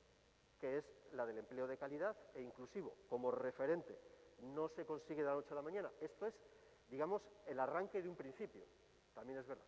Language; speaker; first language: Spanish; native; Spanish